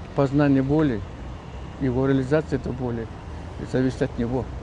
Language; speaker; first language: Russian; non-native, local second language; Kazakh